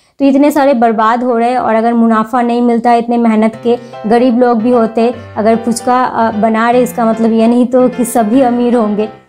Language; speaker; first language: Hindi; non-native, local second language; Bangla